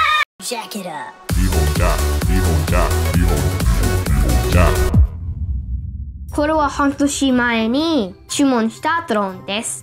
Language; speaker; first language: Japanese; non-native, fluent; English